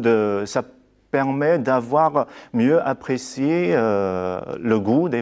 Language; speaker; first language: French; non-native, fluent; Chinese